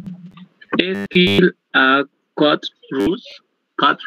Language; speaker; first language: French; non-native, learner; Spanish